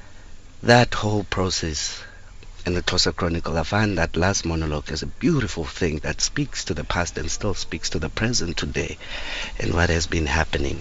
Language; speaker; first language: English; non-native, local second language; Xhosa